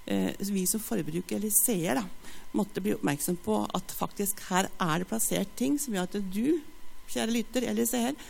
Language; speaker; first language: Norwegian; native; Norwegian